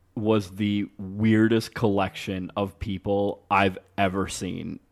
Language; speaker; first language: English; native; English